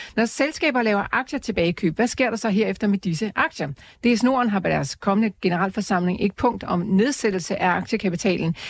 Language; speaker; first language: Danish; native; Danish